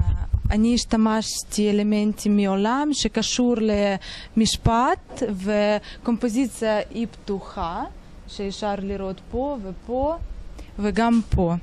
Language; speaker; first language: Hebrew; non-native, fluent; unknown